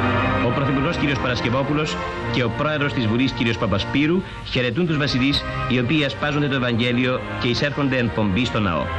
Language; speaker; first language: Greek; native; Greek